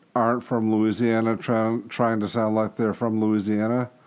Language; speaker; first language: English; native; English